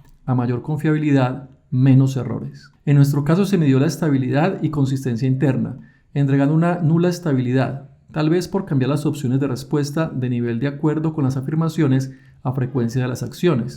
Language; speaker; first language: Spanish; native; Spanish